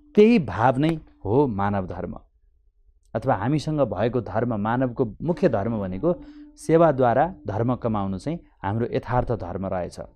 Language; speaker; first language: Nepali; native; Nepali